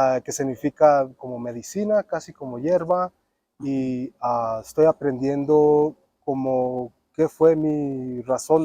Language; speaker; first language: Spanish; early bilingual, other home language; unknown